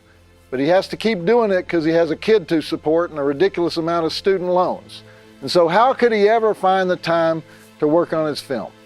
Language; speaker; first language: English; native; English